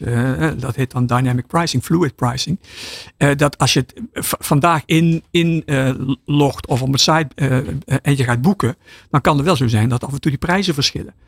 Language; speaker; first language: Dutch; native; Dutch